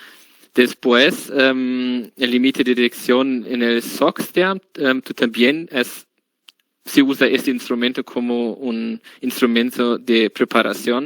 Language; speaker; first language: Spanish; non-native, learner; German